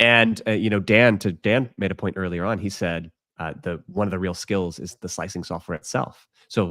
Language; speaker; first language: English; native; English